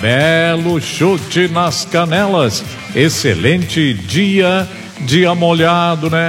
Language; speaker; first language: Portuguese; native; Portuguese